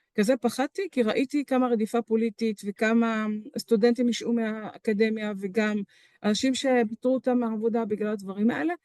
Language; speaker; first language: Hebrew; non-native, local second language; Arabic